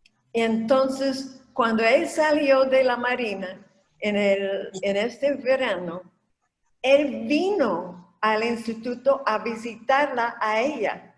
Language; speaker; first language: Spanish; non-native, fluent; English